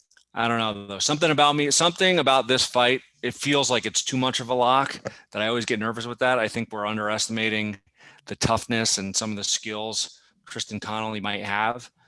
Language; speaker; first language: English; native; English